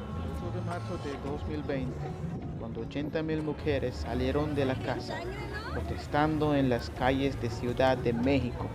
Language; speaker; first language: Spanish; non-native, learner; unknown